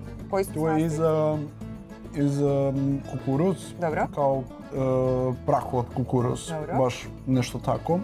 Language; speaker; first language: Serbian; non-native, learner; Portuguese